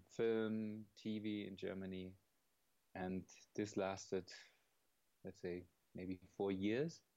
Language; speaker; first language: English; non-native, fluent; German